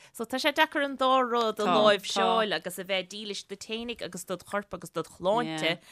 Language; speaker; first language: Irish; native; Irish